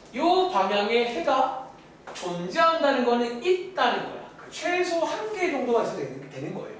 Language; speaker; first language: Korean; native; Korean